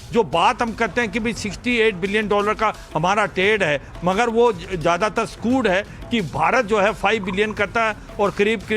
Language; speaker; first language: Hindi; native; Hindi